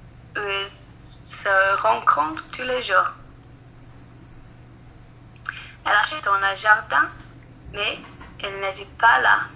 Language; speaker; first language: French; non-native, learner; English